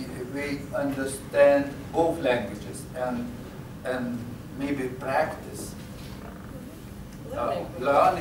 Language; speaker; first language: English; non-native, learner; Lithuanian